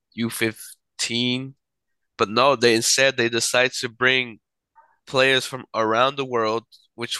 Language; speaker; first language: English; native; English